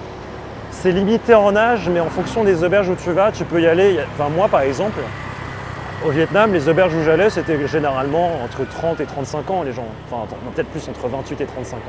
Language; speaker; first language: French; native; French